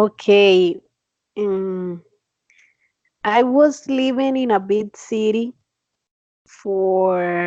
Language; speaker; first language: English; non-native, learner; Spanish